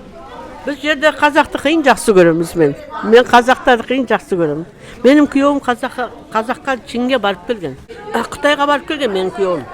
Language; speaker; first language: Kazakh; early bilingual, heritage; Kazakh